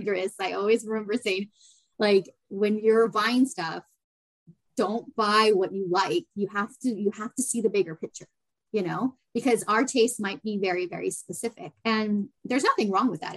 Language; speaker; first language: English; native; English